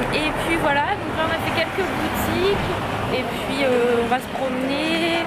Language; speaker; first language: French; native; French